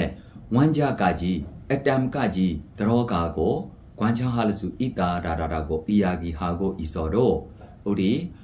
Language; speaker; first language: Korean; non-native, fluent; Burmese